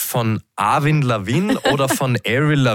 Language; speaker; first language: German; native; German